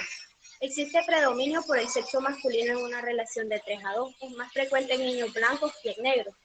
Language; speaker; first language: Spanish; native; Spanish